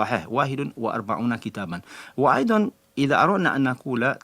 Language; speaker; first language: Arabic; non-native, fluent; Malay